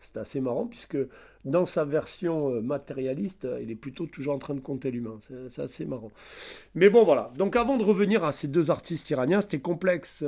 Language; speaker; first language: French; native; French